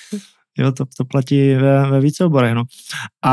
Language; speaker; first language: Czech; native; Czech